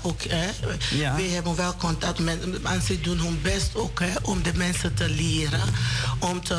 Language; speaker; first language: Dutch; non-native, learner; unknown